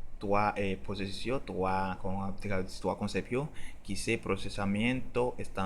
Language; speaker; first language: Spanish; non-native, learner; Haitian Creole